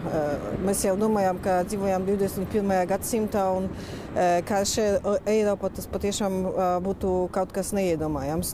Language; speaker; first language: Latvian; non-native, fluent; Polish